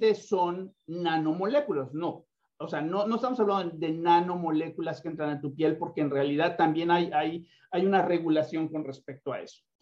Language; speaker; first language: Spanish; native; Spanish